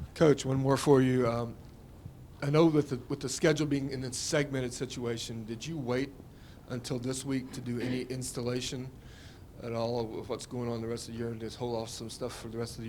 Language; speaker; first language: English; native; English